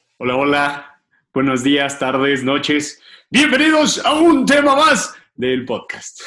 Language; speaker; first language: Spanish; native; Spanish